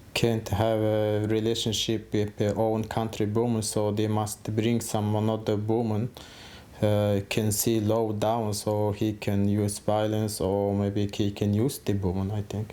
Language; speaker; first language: English; non-native, fluent; Mongolian